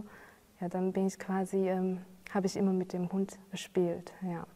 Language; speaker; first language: German; non-native, fluent; Chinese